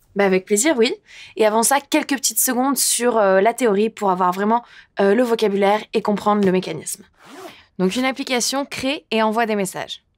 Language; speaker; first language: French; native; French